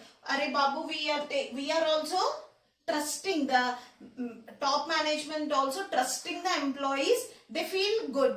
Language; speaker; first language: English; non-native, local second language; Telugu